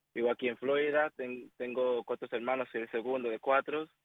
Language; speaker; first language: Spanish; native; Spanish